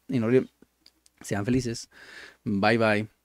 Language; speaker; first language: Spanish; native; Spanish